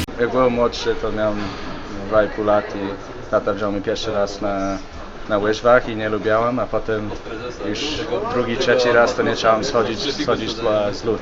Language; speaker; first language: Polish; early bilingual, heritage; English